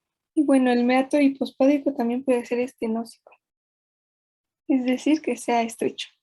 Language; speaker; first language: Spanish; native; Spanish